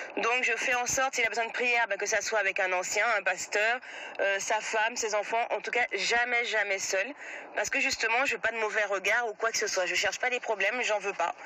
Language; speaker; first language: French; native; French